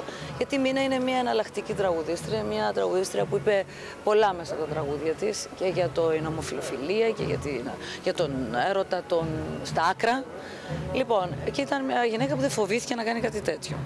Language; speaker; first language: Greek; native; Greek